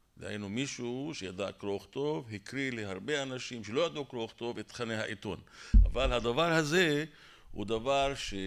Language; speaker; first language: Hebrew; non-native, local second language; Arabic